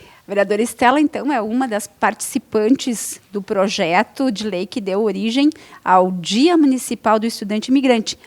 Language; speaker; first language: Portuguese; native; Portuguese